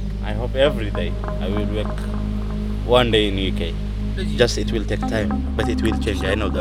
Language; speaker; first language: English; non-native, learner; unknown